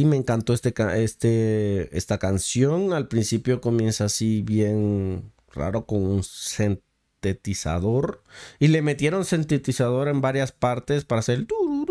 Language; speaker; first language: Spanish; native; Spanish